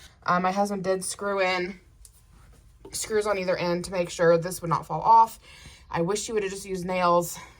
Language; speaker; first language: English; native; English